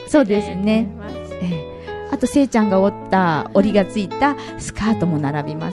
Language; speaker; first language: Japanese; native; Japanese